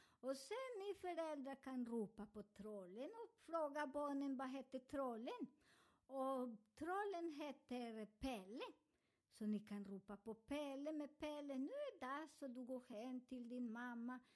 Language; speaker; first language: Swedish; non-native, learner; Spanish